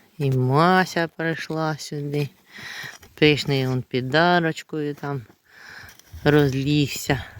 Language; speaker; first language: Ukrainian; native; Ukrainian